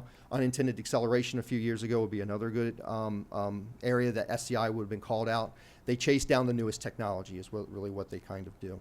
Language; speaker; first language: English; native; English